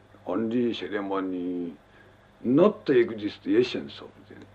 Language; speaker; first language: English; non-native, learner; Japanese